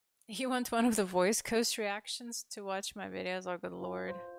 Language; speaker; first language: English; non-native, fluent; Russian